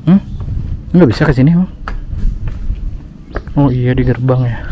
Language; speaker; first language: Indonesian; non-native, local second language; Sundanese